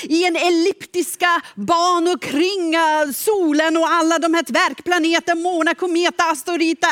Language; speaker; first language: Swedish; non-native, fluent; German